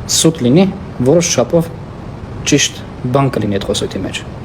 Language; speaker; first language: Armenian; non-native, local second language; Kurdish